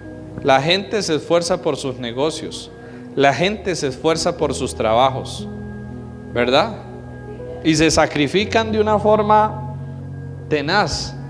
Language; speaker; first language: Spanish; native; Spanish